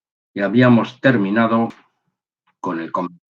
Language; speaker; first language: Spanish; native; Spanish